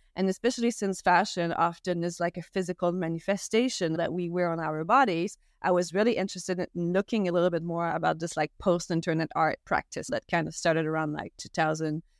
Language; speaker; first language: English; non-native, fluent; French